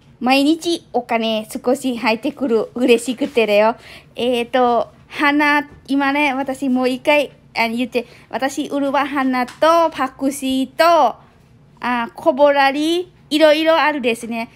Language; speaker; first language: Japanese; non-native, learner; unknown